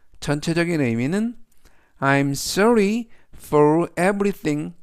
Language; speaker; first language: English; non-native, fluent; Korean